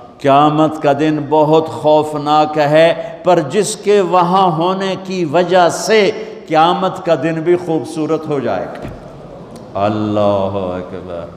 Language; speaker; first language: Urdu; non-native, local second language; Punjabi